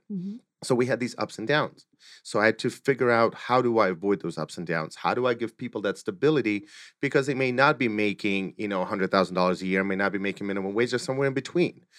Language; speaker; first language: English; early bilingual, other home language; Russian